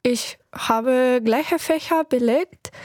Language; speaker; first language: German; non-native, fluent; Ukrainian